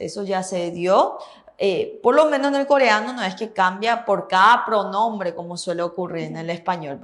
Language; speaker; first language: Spanish; native; Spanish